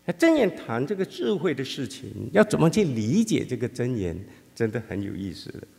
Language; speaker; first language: Chinese; non-native, local second language; Hakka Chinese